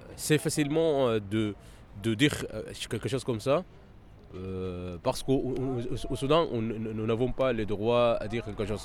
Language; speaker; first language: French; non-native, fluent; Arabic